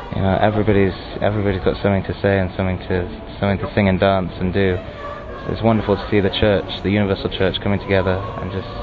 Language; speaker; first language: English; native; English